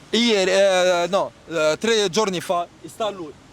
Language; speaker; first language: Italian; non-native, learner; Arabic